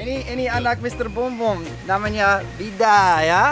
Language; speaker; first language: Indonesian; non-native, learner; English